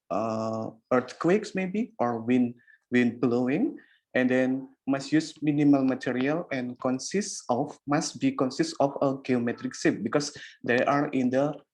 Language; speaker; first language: English; non-native, learner; Indonesian